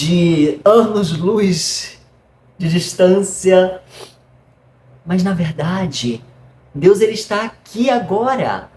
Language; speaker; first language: Portuguese; native; Portuguese